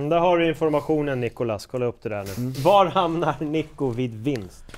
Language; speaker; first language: Swedish; native; Swedish